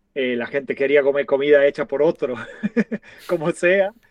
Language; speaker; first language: Spanish; native; Spanish